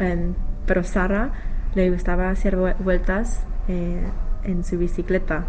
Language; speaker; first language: Spanish; non-native, learner; English